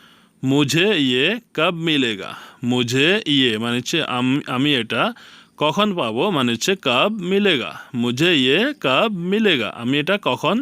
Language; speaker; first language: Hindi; non-native, learner; Bangla